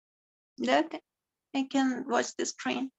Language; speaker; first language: English; non-native, learner; Spanish